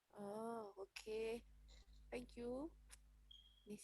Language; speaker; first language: English; non-native, learner; Malagasy